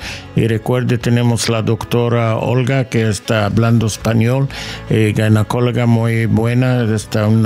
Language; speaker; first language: Spanish; non-native, learner; English